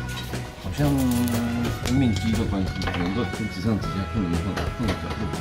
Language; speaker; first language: Chinese; native; Chinese